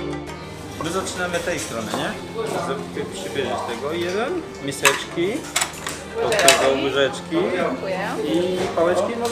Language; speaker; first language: Polish; non-native, fluent; Chinese